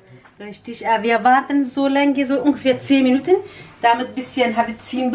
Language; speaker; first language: German; non-native, learner; Central Kurdish